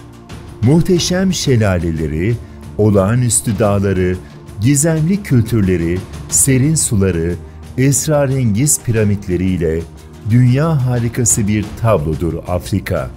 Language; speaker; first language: Turkish; native; Turkish